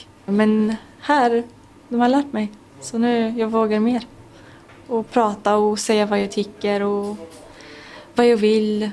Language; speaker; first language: Swedish; non-native, local second language; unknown